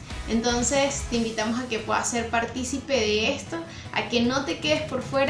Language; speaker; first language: Spanish; native; Spanish